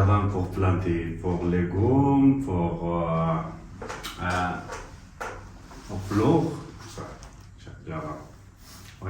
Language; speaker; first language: French; non-native, learner; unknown